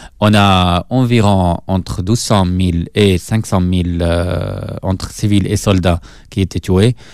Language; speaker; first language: French; non-native, fluent; Arabic